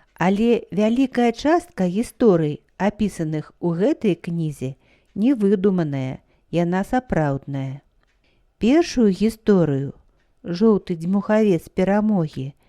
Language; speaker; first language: Belarusian; native; Belarusian